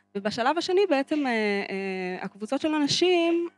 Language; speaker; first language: Hebrew; native; Hebrew